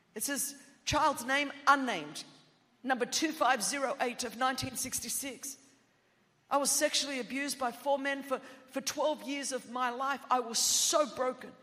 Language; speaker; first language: English; non-native, local second language; Greek